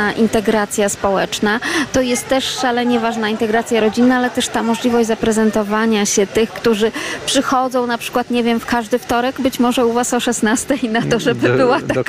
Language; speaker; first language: Polish; native; Polish